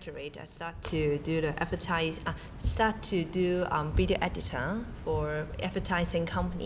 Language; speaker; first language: English; non-native, local second language; Cantonese